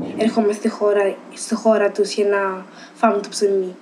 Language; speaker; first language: Greek; early bilingual, other home language; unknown